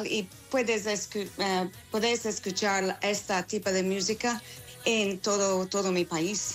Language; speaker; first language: Spanish; non-native, fluent; English